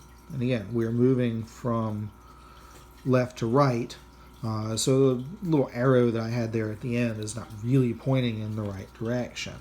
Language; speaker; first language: English; native; English